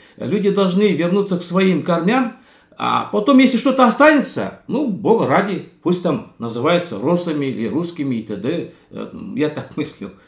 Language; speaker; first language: Russian; non-native, local second language; Kazakh